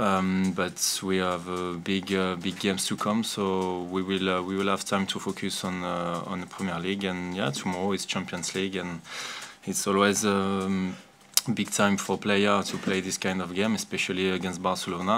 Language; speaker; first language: English; non-native, fluent; French